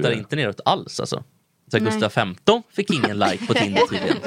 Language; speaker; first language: Swedish; native; Swedish